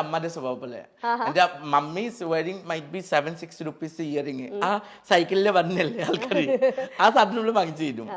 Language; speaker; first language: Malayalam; non-native, fluent; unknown